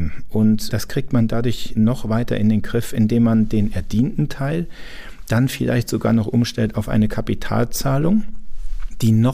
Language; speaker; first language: German; native; German